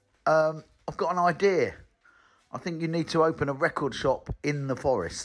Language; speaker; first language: English; native; English